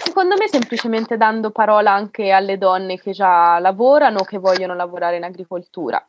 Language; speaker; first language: Italian; native; Italian